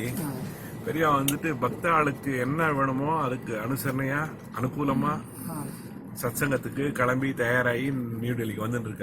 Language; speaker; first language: Tamil; native; Tamil